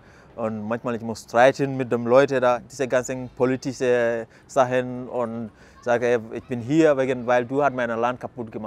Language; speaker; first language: German; non-native, fluent; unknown